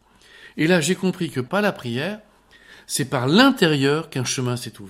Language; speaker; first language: French; native; French